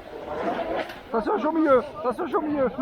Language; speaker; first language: French; native; French